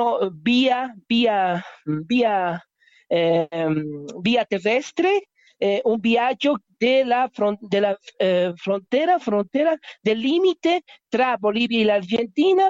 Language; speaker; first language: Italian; non-native, learner; Spanish